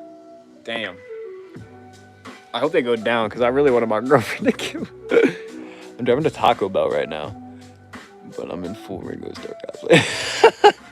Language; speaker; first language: English; native; English